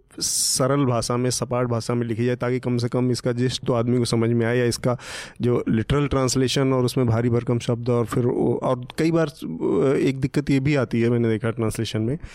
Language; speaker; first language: Hindi; native; Hindi